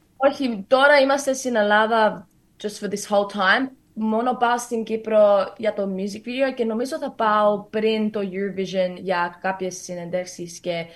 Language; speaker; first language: Greek; early bilingual, heritage; Greek